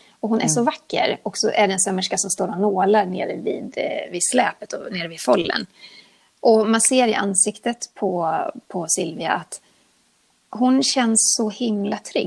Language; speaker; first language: Swedish; native; Swedish